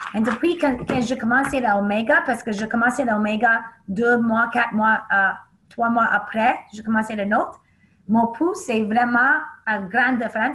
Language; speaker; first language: French; non-native, learner; English